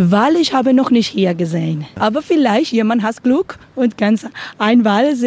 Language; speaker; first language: German; non-native, learner; Spanish